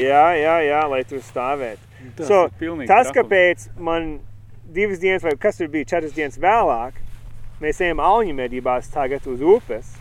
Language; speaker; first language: Latvian; early bilingual, heritage; Latvian